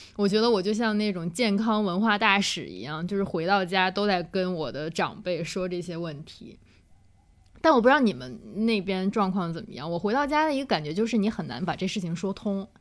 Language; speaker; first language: Chinese; native; Chinese